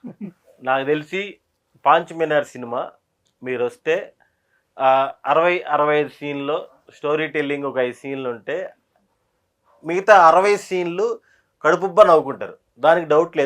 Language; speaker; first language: Telugu; native; Telugu